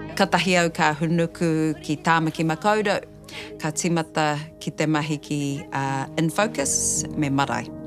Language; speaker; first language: Māori; non-native, local second language; English